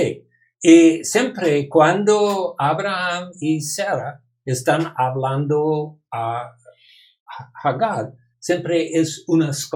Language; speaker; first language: Spanish; non-native, learner; English